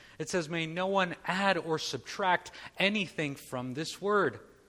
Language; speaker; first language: English; native; English